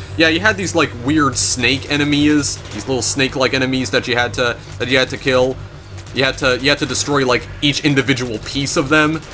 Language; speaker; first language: English; native; English